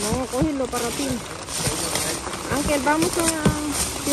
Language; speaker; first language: Spanish; non-native, learner; Filipino